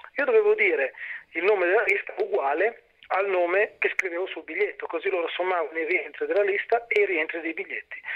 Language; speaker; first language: Italian; native; Italian